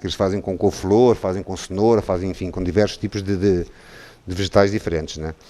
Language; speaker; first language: Portuguese; native; Portuguese